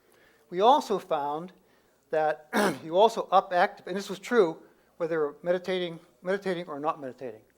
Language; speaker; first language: English; native; English